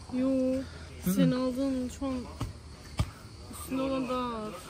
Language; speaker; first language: Turkish; early bilingual, heritage; Turkish